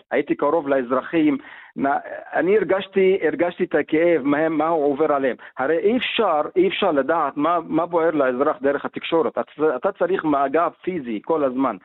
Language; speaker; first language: Hebrew; non-native, local second language; Arabic